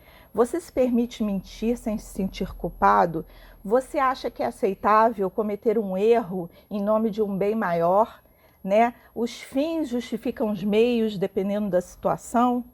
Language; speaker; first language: Portuguese; native; Portuguese